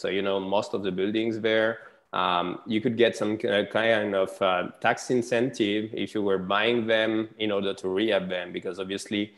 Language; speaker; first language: English; non-native, fluent; French